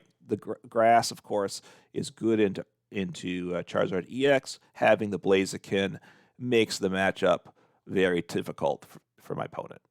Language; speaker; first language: English; native; English